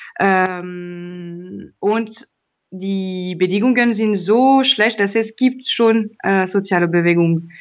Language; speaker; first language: German; non-native, learner; French